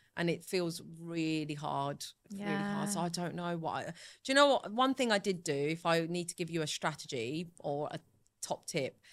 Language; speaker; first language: English; early bilingual, other home language; Italian